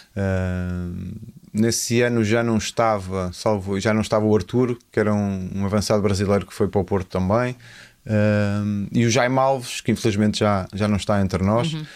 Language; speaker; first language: Portuguese; native; Portuguese